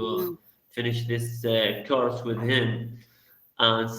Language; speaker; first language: English; non-native, learner; Arabic